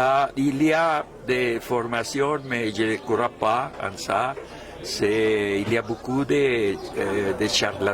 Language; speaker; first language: French; non-native, fluent; Spanish